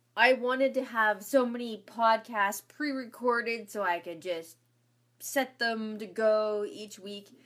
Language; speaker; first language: English; native; English